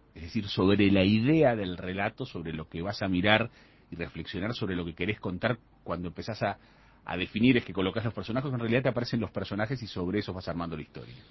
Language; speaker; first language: Spanish; native; Spanish